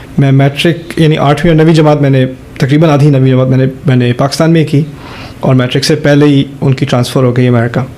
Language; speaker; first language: Urdu; early bilingual, heritage; German